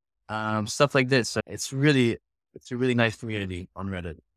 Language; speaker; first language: English; early bilingual, other home language; Dutch